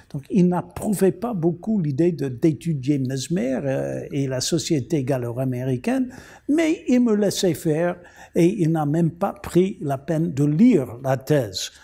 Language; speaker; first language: French; non-native, fluent; English